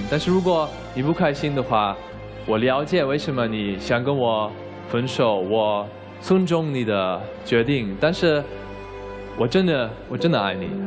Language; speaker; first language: Chinese; non-native, learner; German